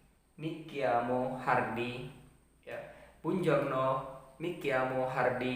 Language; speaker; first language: Italian; non-native, learner; Indonesian